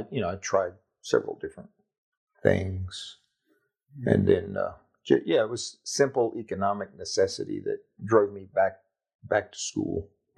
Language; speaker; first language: English; native; English